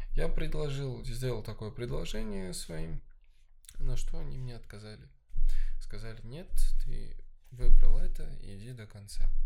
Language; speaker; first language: Russian; early bilingual, other home language; Armenian